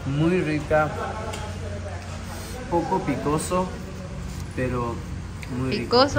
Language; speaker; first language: Spanish; non-native, learner; Urdu